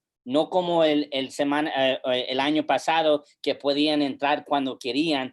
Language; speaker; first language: Spanish; early bilingual, heritage; English